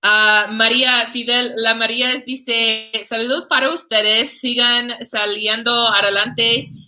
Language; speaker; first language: Spanish; non-native, learner; English